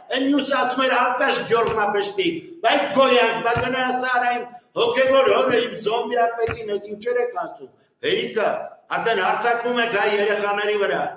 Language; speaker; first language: Armenian; native; Armenian